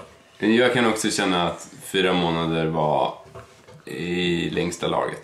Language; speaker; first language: Swedish; native; Swedish